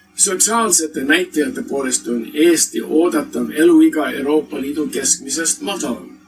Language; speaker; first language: Estonian; early bilingual, heritage; Estonian